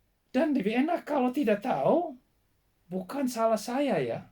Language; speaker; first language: Indonesian; non-native, fluent; Dutch